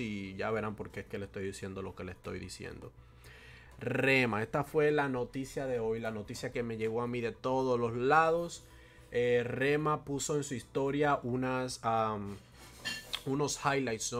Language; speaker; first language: Spanish; native; Spanish